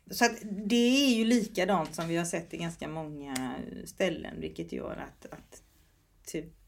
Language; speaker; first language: Swedish; native; Swedish